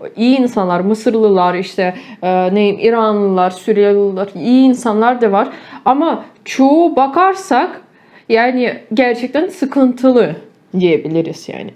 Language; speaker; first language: Turkish; non-native, fluent; Ukrainian